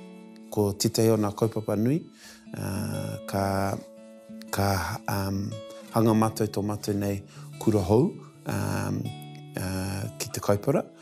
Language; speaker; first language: Māori; non-native, local second language; English